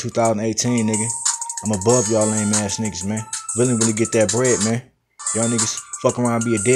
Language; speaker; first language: English; native; English